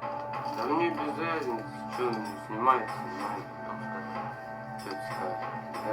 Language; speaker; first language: Russian; native; Russian